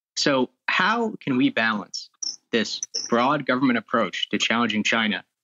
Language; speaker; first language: English; native; English